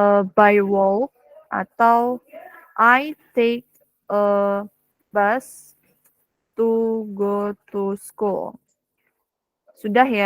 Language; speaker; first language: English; non-native, fluent; Indonesian